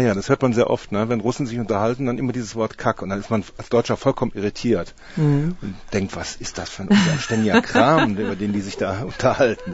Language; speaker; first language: German; native; German